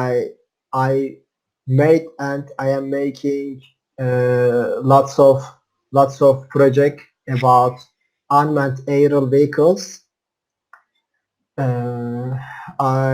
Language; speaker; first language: English; non-native, learner; Turkish